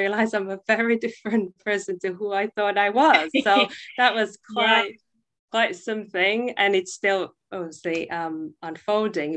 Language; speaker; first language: English; non-native, fluent; Czech